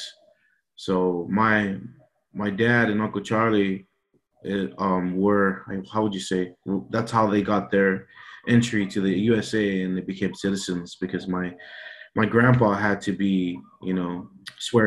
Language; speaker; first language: English; early bilingual, other home language; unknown